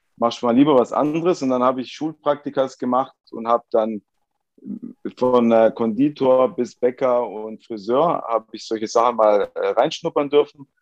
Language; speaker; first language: German; early bilingual, other home language; Italian